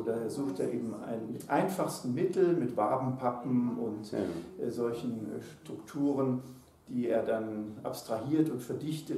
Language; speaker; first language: German; native; German